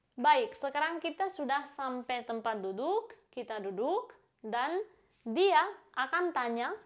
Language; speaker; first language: Indonesian; non-native, fluent; Spanish